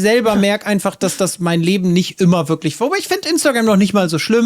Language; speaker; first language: German; native; German